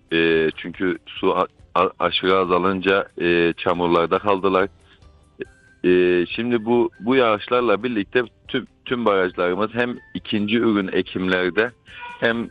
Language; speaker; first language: Turkish; native; Turkish